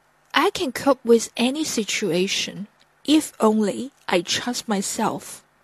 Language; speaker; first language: English; non-native, fluent; Chinese